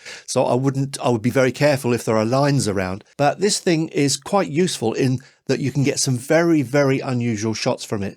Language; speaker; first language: English; native; English